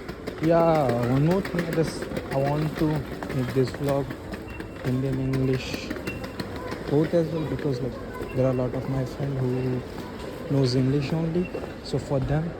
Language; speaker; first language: English; non-native, local second language; Hindi